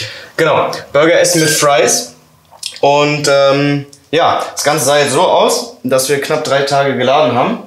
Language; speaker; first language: German; native; German